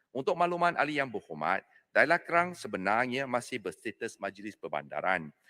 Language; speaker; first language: Malay; non-native, local second language; Chinese